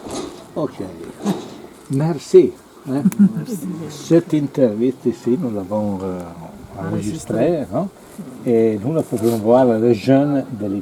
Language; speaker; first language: French; non-native, learner; Italian